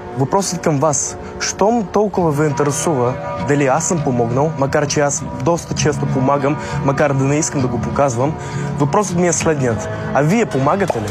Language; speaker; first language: Bulgarian; early bilingual, other home language; Russian